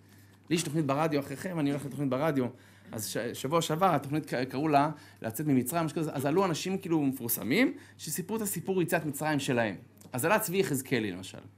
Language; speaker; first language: Hebrew; native; Hebrew